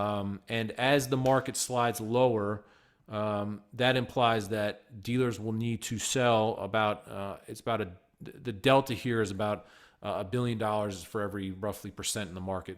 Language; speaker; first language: English; native; English